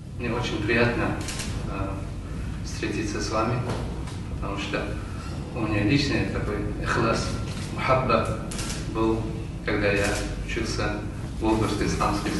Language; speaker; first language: Russian; non-native, fluent; Uzbek